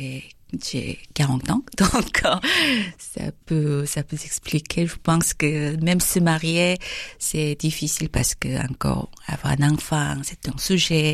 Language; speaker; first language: French; non-native, fluent; Korean